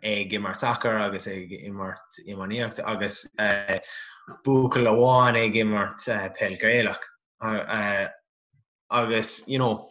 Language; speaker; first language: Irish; non-native, local second language; English